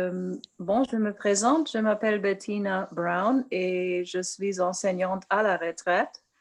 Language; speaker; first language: French; non-native, local second language; English